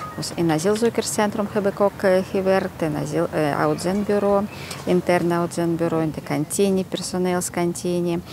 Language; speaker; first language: Dutch; non-native, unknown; Russian